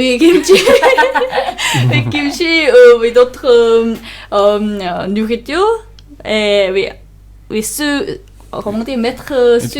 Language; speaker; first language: French; non-native, learner; Korean